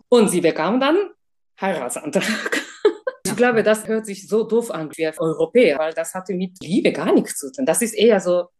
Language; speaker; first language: German; non-native, fluent; Japanese